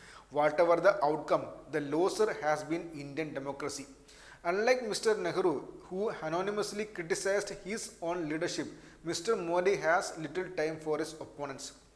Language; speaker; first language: English; non-native, local second language; Malayalam